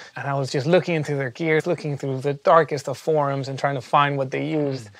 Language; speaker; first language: English; non-native, fluent; Spanish